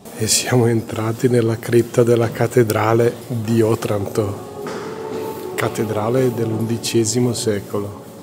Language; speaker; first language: Italian; non-native, fluent; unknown